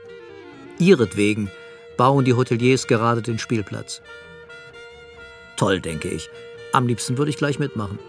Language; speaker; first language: German; native; German